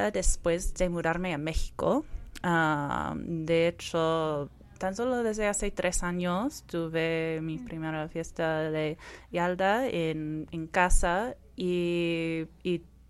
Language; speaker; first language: Spanish; non-native, fluent; English